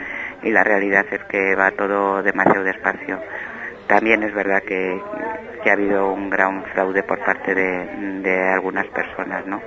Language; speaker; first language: Spanish; native; Spanish